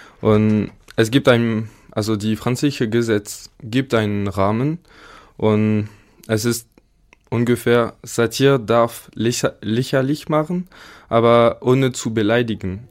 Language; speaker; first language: German; non-native, learner; French